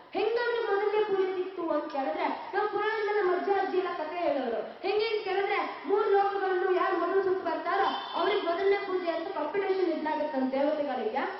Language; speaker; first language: Kannada; native; Kannada